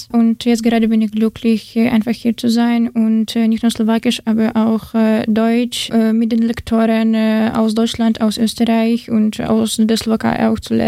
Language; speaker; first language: German; non-native, learner; Ukrainian